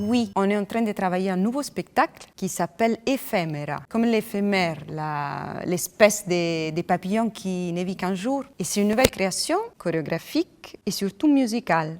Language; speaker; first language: French; non-native, fluent; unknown